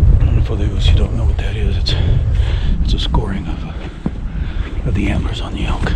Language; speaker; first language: English; native; English